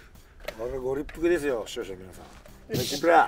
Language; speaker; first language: Japanese; native; Japanese